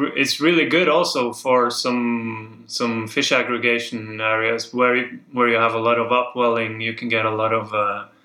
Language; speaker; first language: English; non-native, fluent; Norwegian